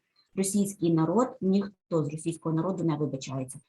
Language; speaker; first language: Ukrainian; native; Ukrainian